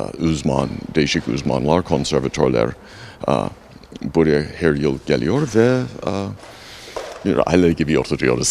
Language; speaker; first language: Turkish; non-native, learner; English